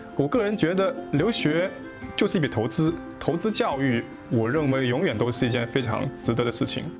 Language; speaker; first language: Chinese; native; Chinese